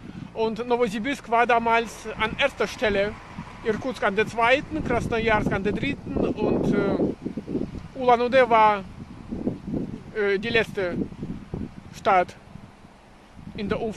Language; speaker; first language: German; non-native, fluent; Russian